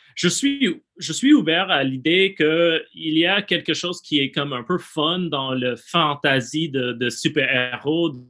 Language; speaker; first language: French; non-native, fluent; English